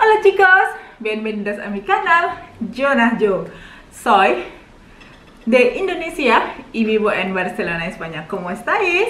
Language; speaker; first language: Spanish; non-native, learner; Indonesian